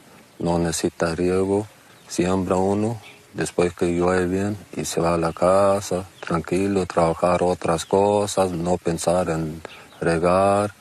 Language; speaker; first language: Spanish; non-native, local second language; Plautdietsch